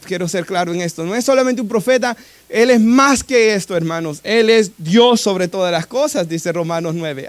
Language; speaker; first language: Spanish; native; Spanish